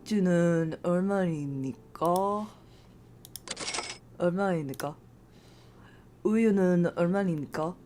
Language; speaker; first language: Korean; non-native, learner; English